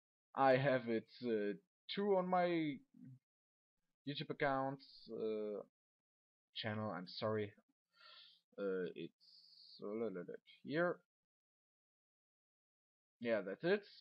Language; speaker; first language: English; non-native, learner; German